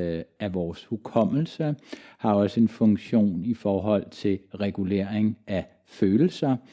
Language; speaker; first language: Danish; native; Danish